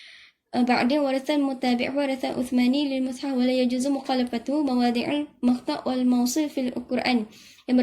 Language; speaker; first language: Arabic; non-native, learner; Malay